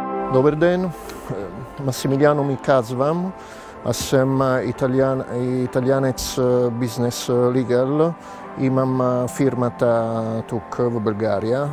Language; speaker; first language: Bulgarian; non-native, learner; Italian